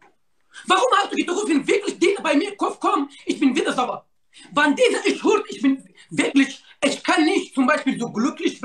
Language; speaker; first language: German; non-native, learner; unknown